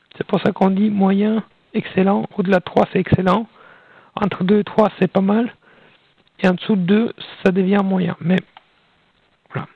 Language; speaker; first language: French; non-native, fluent; Russian